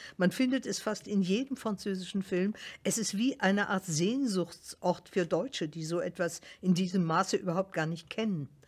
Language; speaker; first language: German; native; German